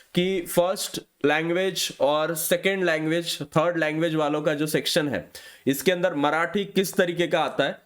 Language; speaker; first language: Hindi; non-native, local second language; Marathi